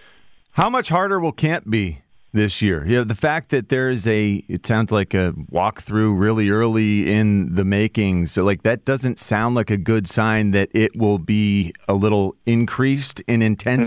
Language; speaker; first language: English; native; English